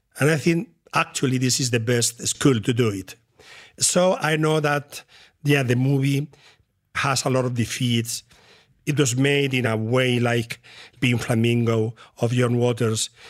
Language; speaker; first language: English; non-native, fluent; Spanish